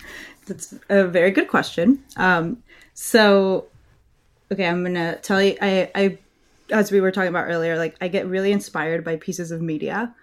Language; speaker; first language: English; early bilingual, other home language; Spanish